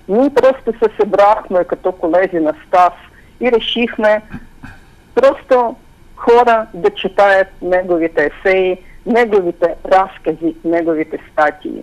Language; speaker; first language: Bulgarian; non-native, fluent; Ukrainian